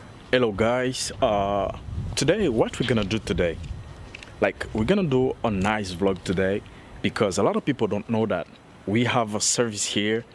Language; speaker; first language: English; non-native, learner; Spanish